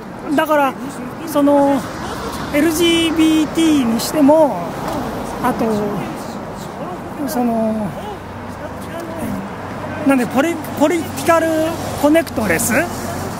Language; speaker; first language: Japanese; native; Japanese